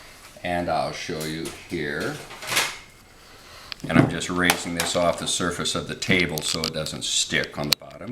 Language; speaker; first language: English; native; English